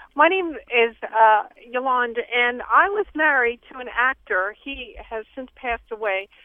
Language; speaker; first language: English; non-native, fluent; Polish